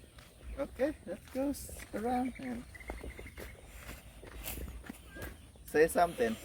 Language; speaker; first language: English; non-native, learner; Khmer